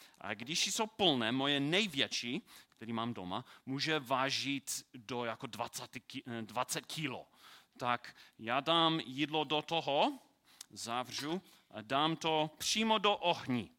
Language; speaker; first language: Czech; non-native, learner; English